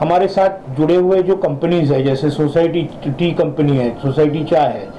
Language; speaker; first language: Hindi; non-native, local second language; Marathi